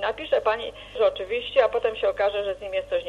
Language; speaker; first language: Polish; native; Polish